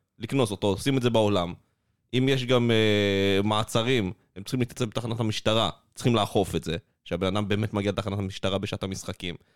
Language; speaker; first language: Hebrew; native; Hebrew